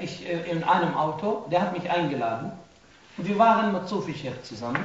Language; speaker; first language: German; non-native, fluent; Arabic